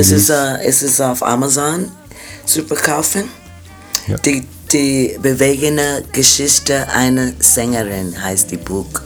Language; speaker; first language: German; non-native, fluent; English